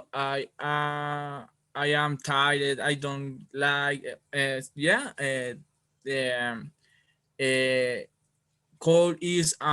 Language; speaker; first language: English; non-native, learner; Spanish